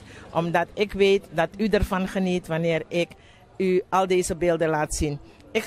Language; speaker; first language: Dutch; non-native, local second language; Javanese